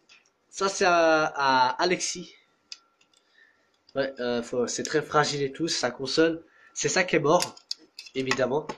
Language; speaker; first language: French; native; French